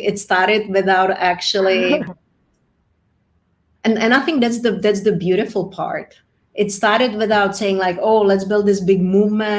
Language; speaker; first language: English; non-native, fluent; Czech